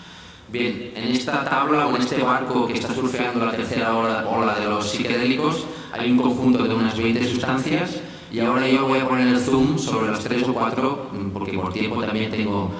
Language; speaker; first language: Spanish; native; Spanish